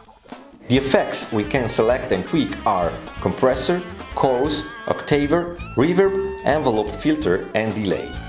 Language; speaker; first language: English; non-native, fluent; Italian